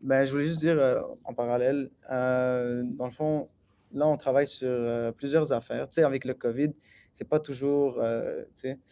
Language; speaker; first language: French; native; French